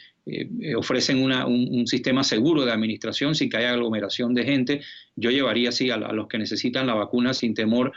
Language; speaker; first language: Spanish; native; Spanish